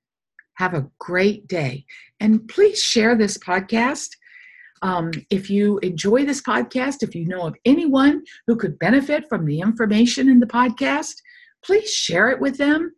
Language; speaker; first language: English; native; English